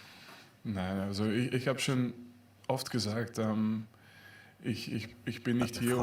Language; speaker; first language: German; non-native, fluent; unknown